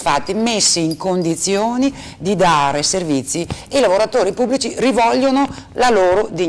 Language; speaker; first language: Italian; native; Italian